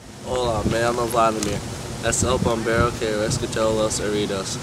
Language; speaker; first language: Spanish; non-native, learner; English